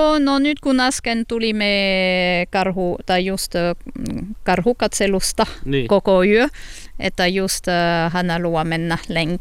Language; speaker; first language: Finnish; non-native, learner; French